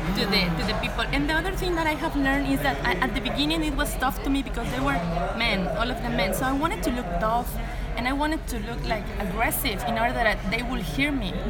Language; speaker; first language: English; non-native, fluent; Spanish